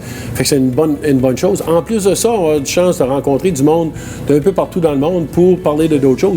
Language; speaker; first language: French; native; French